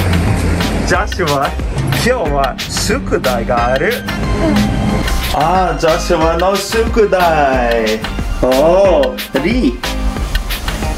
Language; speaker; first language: Japanese; non-native, learner; English